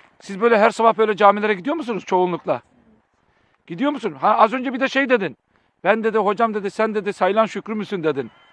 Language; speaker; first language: Turkish; native; Turkish